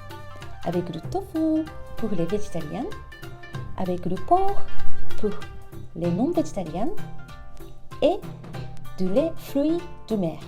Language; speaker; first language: French; non-native, fluent; Japanese